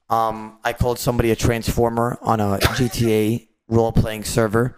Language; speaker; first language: English; native; English